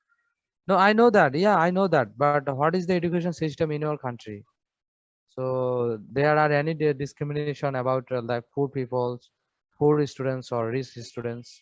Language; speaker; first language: English; non-native, fluent; Bangla